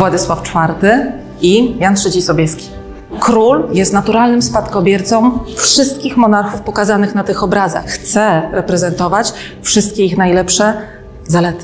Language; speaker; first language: Polish; native; Polish